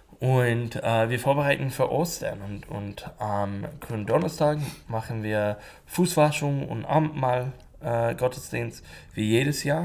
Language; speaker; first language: German; non-native, learner; English